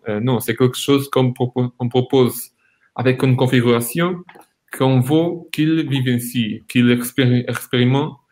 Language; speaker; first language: French; non-native, fluent; Portuguese